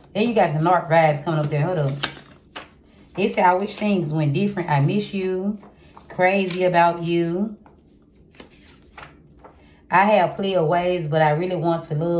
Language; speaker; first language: English; native; English